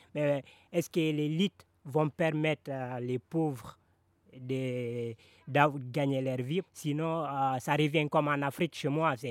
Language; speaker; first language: French; non-native, local second language; Fula